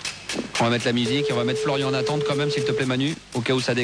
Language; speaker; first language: French; native; French